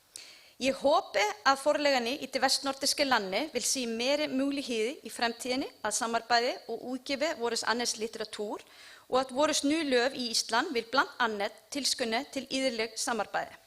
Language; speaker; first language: Danish; non-native, learner; Icelandic